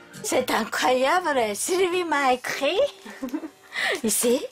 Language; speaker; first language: French; non-native, learner; Japanese